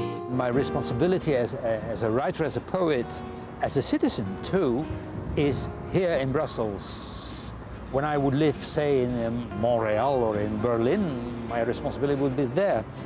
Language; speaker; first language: English; non-native, fluent; Dutch